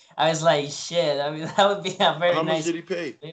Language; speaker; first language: English; non-native, fluent; Spanish